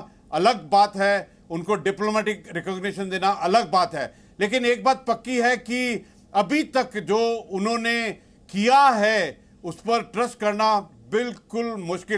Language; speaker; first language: Hindi; native; Hindi